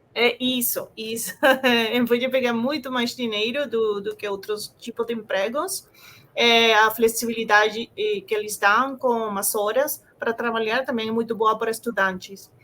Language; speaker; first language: Portuguese; non-native, fluent; Spanish